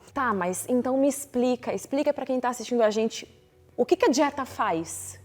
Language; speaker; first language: Portuguese; native; Portuguese